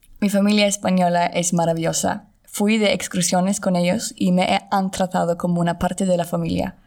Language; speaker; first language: Spanish; non-native, learner; Swedish